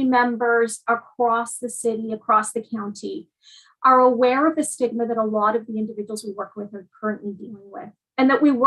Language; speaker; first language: English; native; English